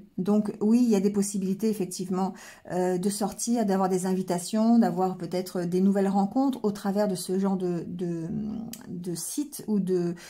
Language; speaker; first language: French; native; French